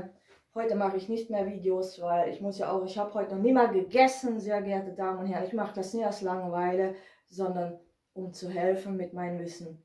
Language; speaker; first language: German; non-native, fluent; Hungarian